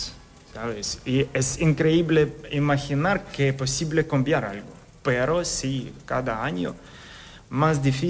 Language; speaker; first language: Spanish; non-native, learner; Ukrainian